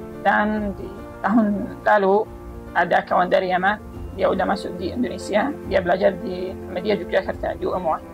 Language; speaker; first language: Indonesian; non-native, learner; Arabic